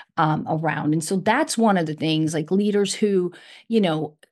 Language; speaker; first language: English; non-native, fluent; Portuguese